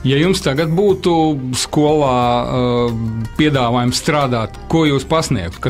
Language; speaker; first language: Latvian; native; Latvian